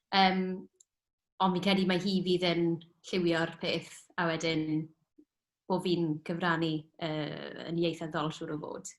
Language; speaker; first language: Welsh; native; Welsh